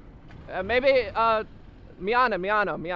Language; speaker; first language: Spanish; non-native, learner; English